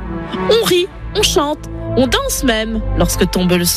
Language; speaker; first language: French; native; French